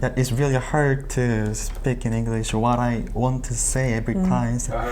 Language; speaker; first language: English; non-native, learner; Japanese